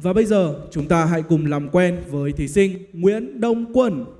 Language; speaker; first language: Vietnamese; native; Vietnamese